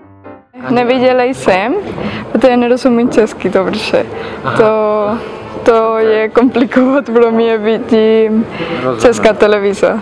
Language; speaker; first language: Czech; non-native, learner; Spanish